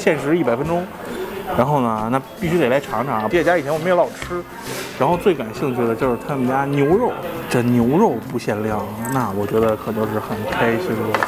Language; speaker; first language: Chinese; native; Chinese